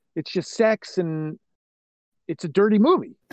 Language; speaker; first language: English; native; English